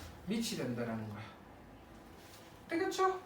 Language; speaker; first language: Korean; native; Korean